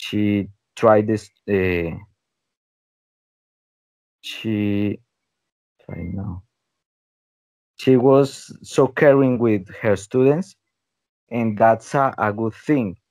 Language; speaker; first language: English; non-native, learner; Spanish